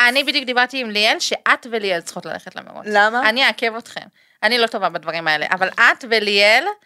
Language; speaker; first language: Hebrew; early bilingual, other home language; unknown